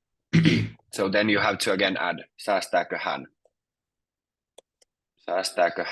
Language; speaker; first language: Finnish; non-native, fluent; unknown